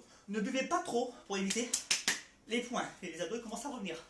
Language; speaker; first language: French; native; French